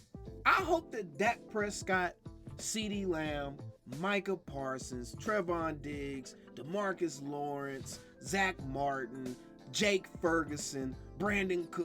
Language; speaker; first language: English; native; English